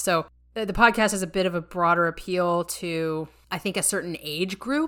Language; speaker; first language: English; native; English